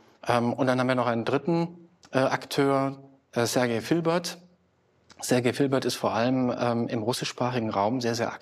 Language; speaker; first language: German; native; German